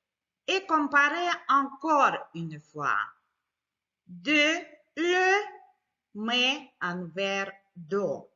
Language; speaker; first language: French; non-native, fluent; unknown